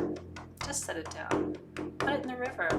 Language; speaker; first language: English; native; English